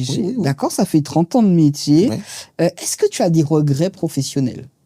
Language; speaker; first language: French; native; French